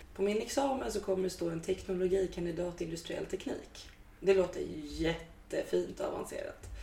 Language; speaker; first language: Swedish; native; Swedish